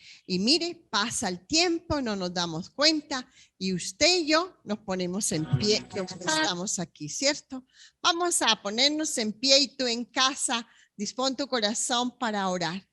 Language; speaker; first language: Spanish; native; Spanish